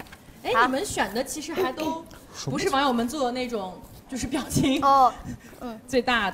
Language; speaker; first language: Chinese; native; Chinese